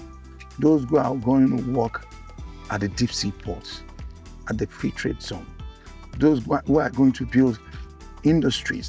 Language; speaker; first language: English; non-native, local second language; Igbo